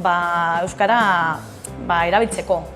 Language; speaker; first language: Basque; non-native, local second language; Spanish